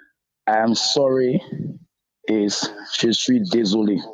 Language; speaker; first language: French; non-native, learner; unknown